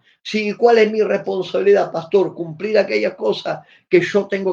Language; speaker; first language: Spanish; native; Spanish